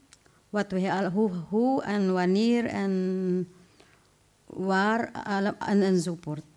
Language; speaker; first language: Dutch; non-native, fluent; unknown